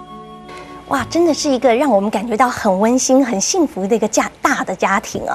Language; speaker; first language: Chinese; native; Chinese